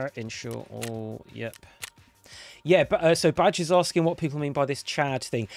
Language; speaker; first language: English; native; English